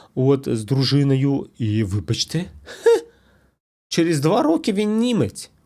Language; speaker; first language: Ukrainian; non-native, local second language; Russian